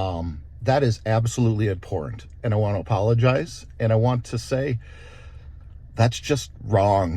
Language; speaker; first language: English; native; English